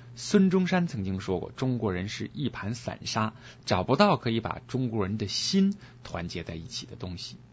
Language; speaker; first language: Chinese; native; Chinese